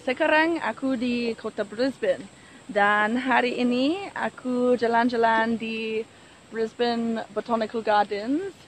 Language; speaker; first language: Indonesian; non-native, learner; English